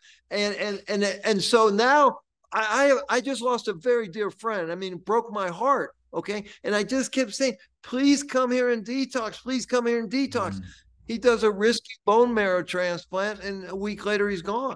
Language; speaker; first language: English; native; English